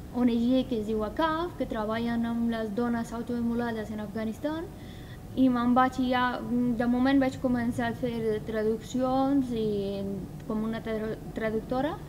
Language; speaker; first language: Catalan; non-native, learner; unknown